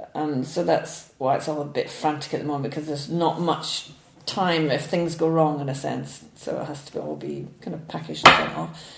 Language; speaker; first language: English; native; English